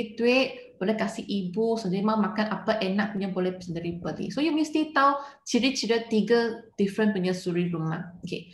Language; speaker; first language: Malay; non-native, local second language; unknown